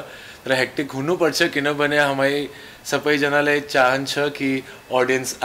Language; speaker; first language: Nepali; non-native, learner; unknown